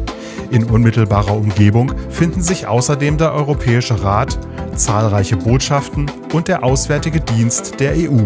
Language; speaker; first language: German; native; German